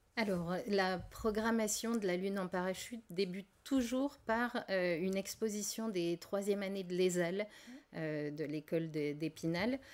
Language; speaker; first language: French; native; French